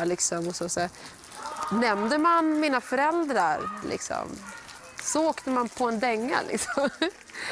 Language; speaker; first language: Swedish; early bilingual, other home language; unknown